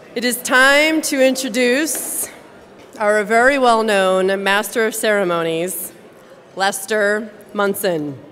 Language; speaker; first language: English; native; English